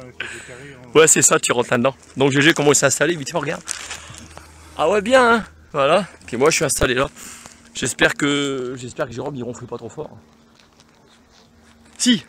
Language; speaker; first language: French; native; French